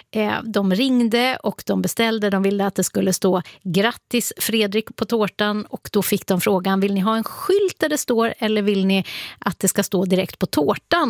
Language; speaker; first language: Swedish; native; Swedish